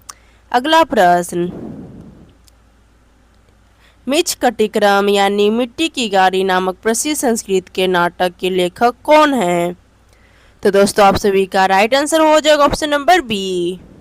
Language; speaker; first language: Hindi; native; Hindi